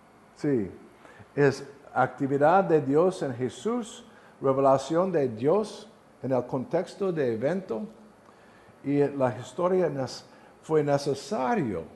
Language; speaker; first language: Spanish; non-native, learner; English